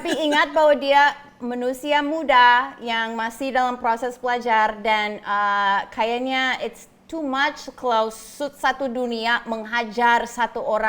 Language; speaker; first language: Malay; non-native, fluent; English